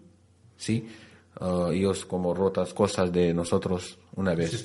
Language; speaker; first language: Spanish; non-native, learner; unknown